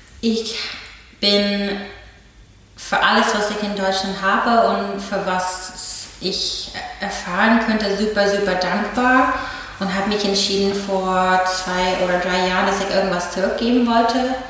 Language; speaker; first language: German; non-native, fluent; English